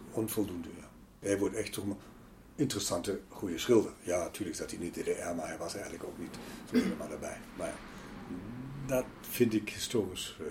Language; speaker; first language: Dutch; non-native, fluent; German